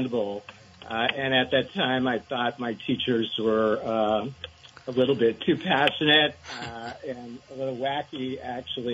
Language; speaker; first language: English; native; English